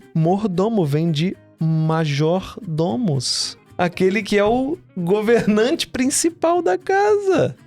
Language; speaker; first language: Portuguese; native; Portuguese